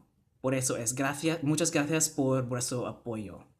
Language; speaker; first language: Spanish; non-native, fluent; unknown